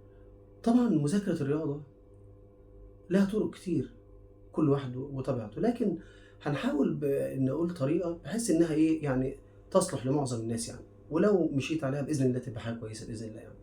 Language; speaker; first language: Arabic; native; Arabic